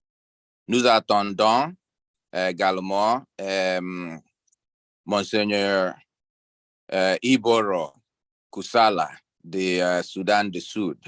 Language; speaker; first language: French; non-native, learner; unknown